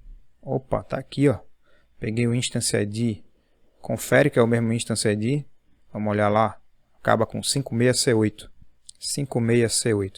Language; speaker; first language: Portuguese; native; Portuguese